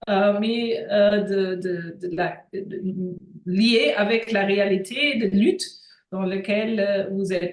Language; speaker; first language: French; non-native, fluent; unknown